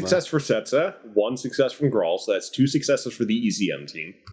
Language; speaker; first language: English; native; English